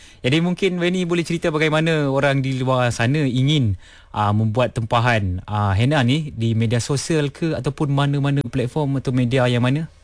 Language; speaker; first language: Malay; non-native, local second language; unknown